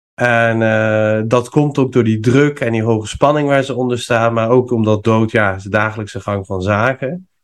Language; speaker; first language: Dutch; non-native, fluent; Persian